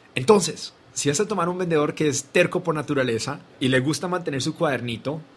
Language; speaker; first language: Spanish; native; Spanish